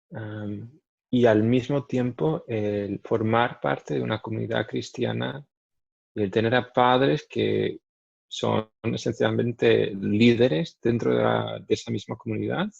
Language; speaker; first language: Spanish; non-native, fluent; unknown